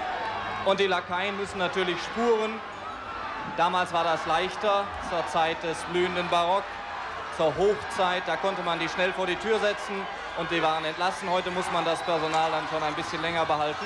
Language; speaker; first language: German; native; German